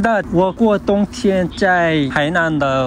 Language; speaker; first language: Chinese; non-native, learner; Korean